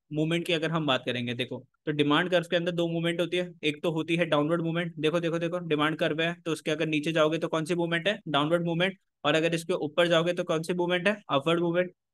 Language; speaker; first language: Hindi; native; Hindi